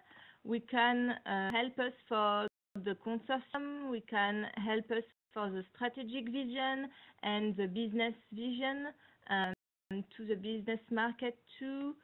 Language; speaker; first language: English; non-native, learner; French